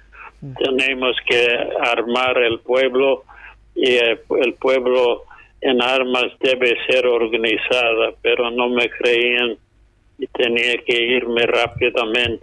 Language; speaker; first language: Spanish; non-native, fluent; English